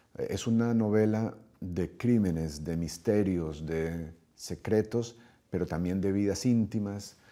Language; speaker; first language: Spanish; native; Spanish